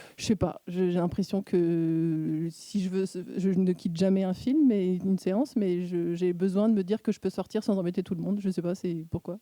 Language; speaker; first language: French; native; French